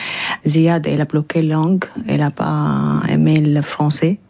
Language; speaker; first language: French; non-native, learner; Arabic